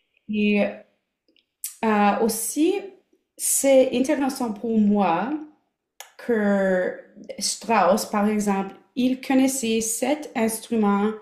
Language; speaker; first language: French; non-native, local second language; English